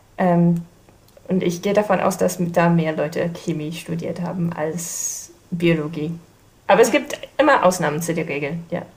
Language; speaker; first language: German; non-native, fluent; English